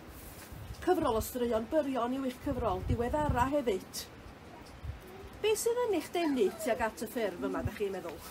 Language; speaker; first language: Welsh; native; Welsh